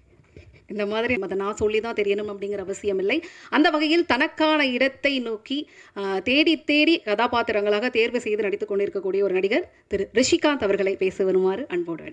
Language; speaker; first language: Tamil; native; Tamil